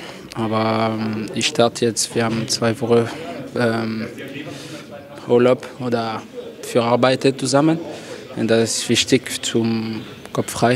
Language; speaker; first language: German; non-native, learner; French